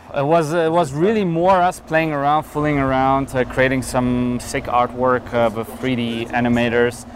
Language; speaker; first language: English; non-native, fluent; German